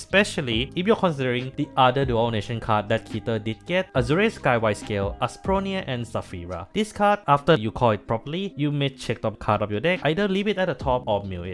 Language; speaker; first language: English; non-native, fluent; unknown